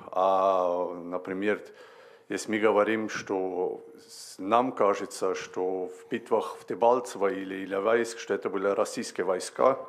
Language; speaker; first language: Russian; non-native, learner; Swedish